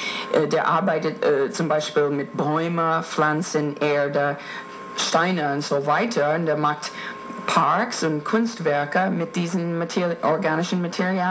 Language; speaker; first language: German; non-native, fluent; English